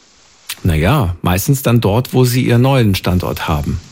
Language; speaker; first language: German; native; German